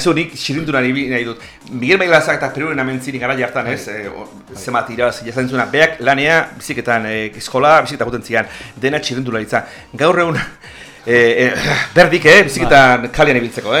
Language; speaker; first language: Basque; native; Basque